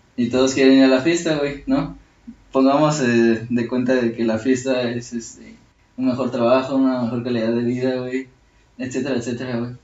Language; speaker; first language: Spanish; native; Spanish